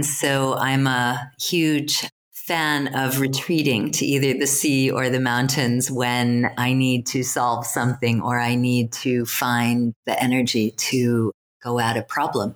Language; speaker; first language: English; native; English